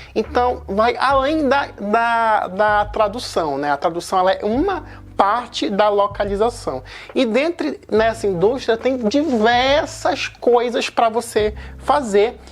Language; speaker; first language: Portuguese; native; Portuguese